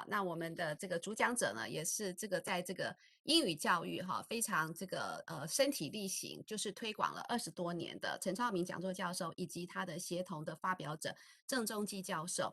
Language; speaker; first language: Chinese; native; Chinese